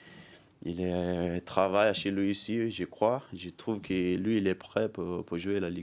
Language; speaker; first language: French; non-native, learner; Portuguese